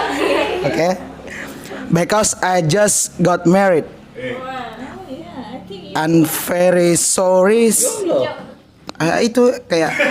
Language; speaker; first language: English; non-native, learner; Indonesian